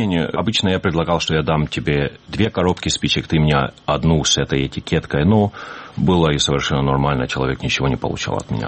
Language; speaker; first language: Russian; native; Russian